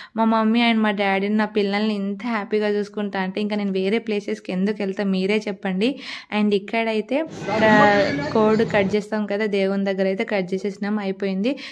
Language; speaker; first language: Telugu; non-native, local second language; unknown